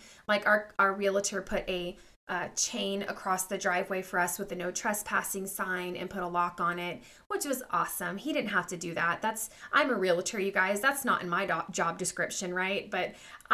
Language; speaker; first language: English; native; English